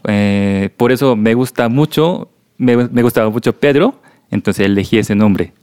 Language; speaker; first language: Spanish; non-native, learner; Korean